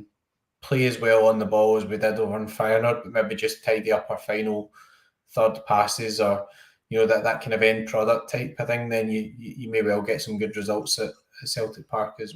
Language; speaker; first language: English; native; English